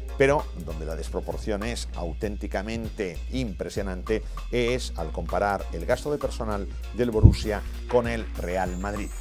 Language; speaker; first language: Spanish; native; Spanish